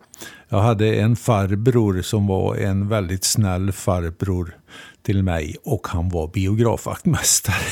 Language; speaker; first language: Swedish; native; Swedish